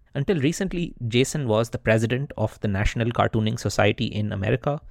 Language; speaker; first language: English; non-native, local second language; Bangla